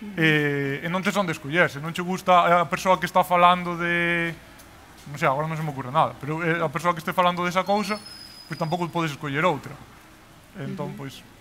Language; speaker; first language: Galician; non-native, local second language; Spanish